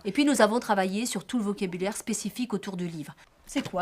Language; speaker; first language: French; native; French